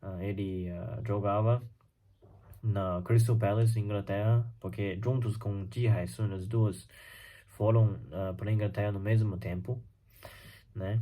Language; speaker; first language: Portuguese; non-native, fluent; Chinese